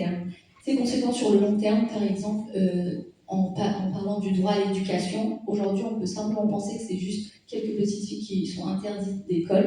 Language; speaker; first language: French; native; French